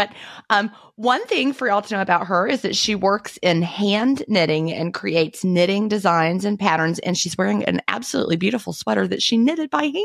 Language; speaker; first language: English; native; English